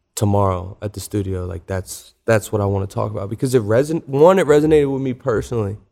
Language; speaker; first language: English; native; English